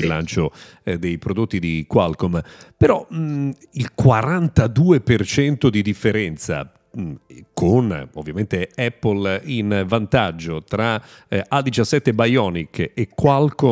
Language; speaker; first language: Italian; native; Italian